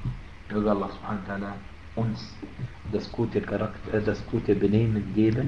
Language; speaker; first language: German; non-native, fluent; Arabic